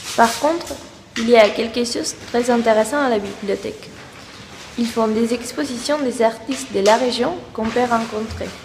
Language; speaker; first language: French; non-native, learner; Spanish